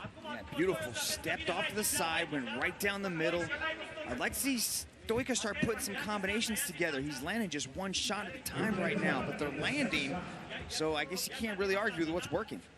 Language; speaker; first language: English; native; English